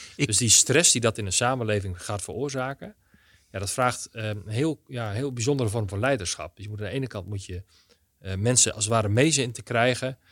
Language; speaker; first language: Dutch; native; Dutch